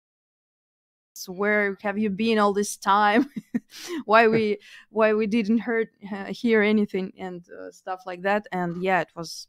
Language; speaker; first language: English; non-native, fluent; Russian